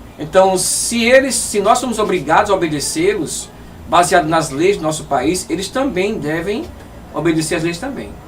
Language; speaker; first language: Portuguese; native; Portuguese